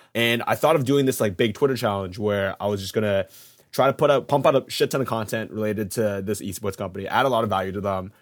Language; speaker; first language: English; native; English